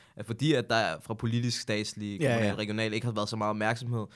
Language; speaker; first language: Danish; native; Danish